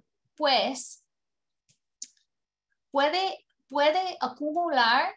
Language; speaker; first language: Spanish; non-native, learner; English